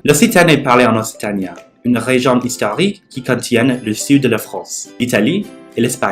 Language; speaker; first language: French; non-native, learner; English